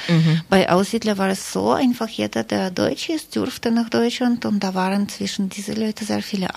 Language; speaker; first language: German; non-native, fluent; Russian